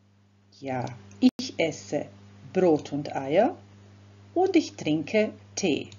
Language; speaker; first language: German; non-native, fluent; Croatian